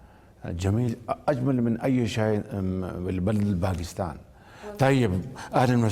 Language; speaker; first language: Arabic; non-native, learner; Urdu